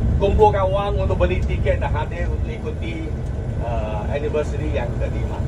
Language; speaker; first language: Malay; non-native, local second language; Chinese